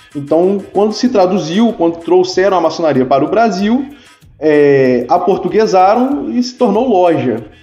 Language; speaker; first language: Portuguese; native; Portuguese